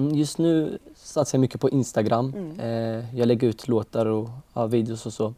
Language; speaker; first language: Swedish; early bilingual, other home language; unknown